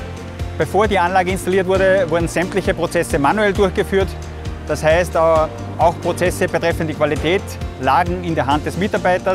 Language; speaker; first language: German; native; German